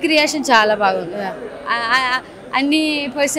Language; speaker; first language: Telugu; non-native, learner; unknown